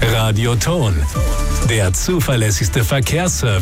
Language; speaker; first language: German; native; German